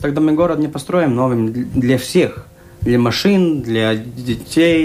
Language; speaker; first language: Russian; non-native, local second language; Latvian